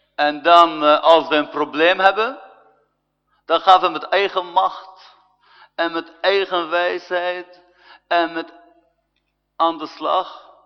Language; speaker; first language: Dutch; non-native, fluent; Arabic